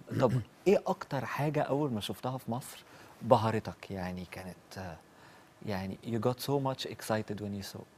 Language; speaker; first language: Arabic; native; Arabic